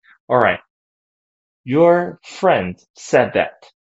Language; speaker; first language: English; non-native, fluent; Korean